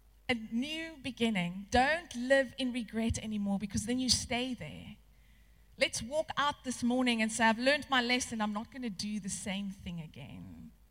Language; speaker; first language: English; non-native, local second language; Afrikaans